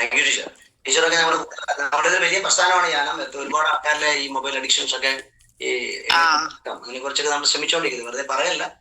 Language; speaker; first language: Malayalam; native; Malayalam